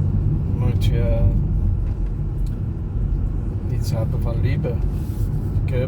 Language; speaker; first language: Dutch; native; Dutch